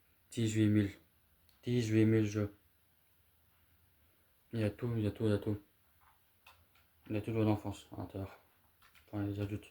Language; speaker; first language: French; native; French